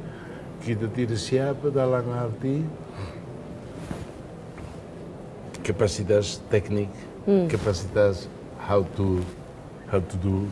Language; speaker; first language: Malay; non-native, fluent; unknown